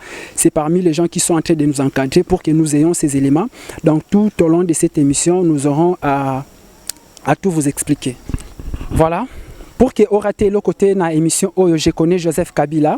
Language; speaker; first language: French; non-native, local second language; Lingala